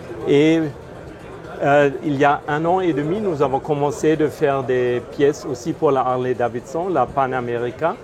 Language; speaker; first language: French; non-native, fluent; German